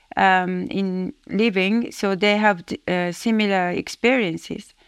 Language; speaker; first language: English; non-native, fluent; Japanese